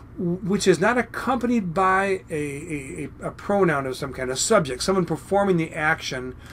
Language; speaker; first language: English; native; English